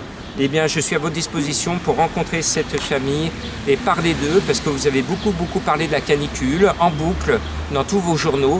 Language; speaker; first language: French; native; French